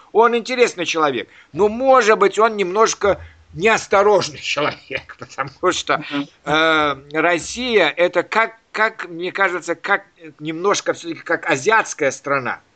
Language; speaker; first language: Russian; native; Russian